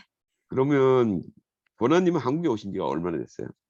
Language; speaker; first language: Korean; native; Korean